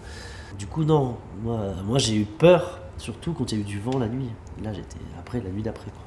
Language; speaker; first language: French; native; French